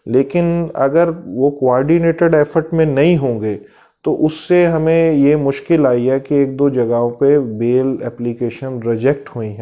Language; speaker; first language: Hindi; non-native, local second language; Punjabi